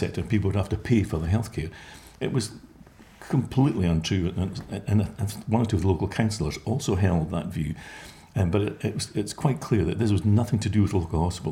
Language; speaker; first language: English; native; English